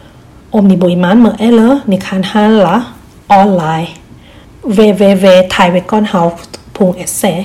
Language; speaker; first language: Swedish; non-native, learner; Thai